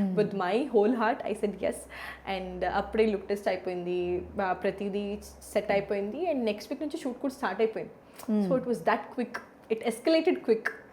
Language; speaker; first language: Telugu; native; Telugu